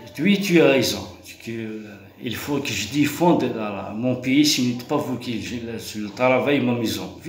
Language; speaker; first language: French; non-native, local second language; Kabyle